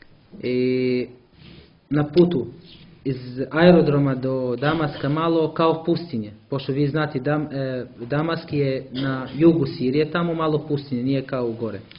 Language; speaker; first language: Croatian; non-native, learner; Arabic